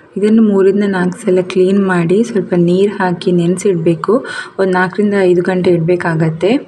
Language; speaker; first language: Kannada; non-native, local second language; Tulu